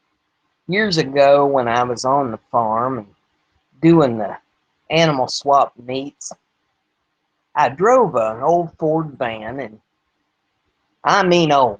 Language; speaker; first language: English; native; English